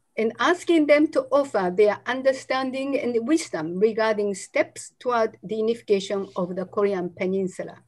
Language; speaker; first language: English; non-native, fluent; Japanese